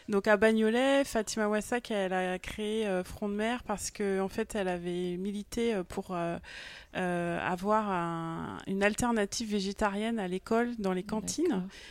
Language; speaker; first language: French; native; French